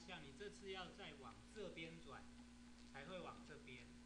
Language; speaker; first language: Chinese; native; Chinese